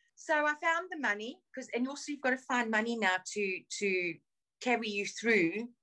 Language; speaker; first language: English; native; English